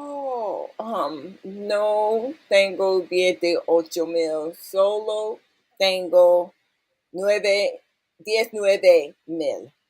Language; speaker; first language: Spanish; non-native, learner; English